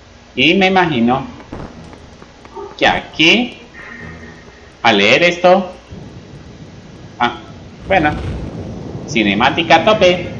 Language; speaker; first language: Spanish; native; Spanish